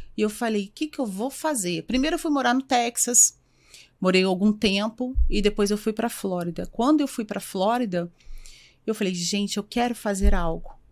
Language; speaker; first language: Portuguese; native; Portuguese